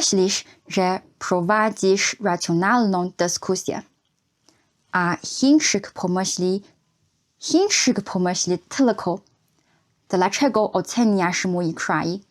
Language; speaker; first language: Polish; non-native, fluent; Chinese